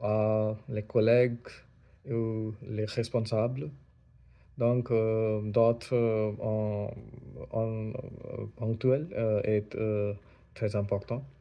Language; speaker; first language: French; non-native, learner; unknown